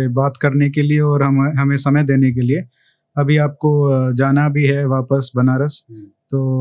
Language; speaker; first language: Hindi; native; Hindi